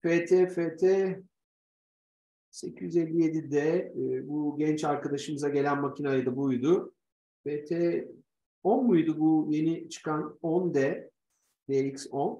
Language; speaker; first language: Turkish; native; Turkish